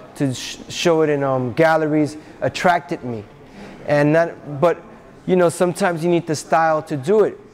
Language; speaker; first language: English; native; English